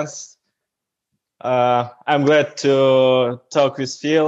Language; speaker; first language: English; non-native, learner; Russian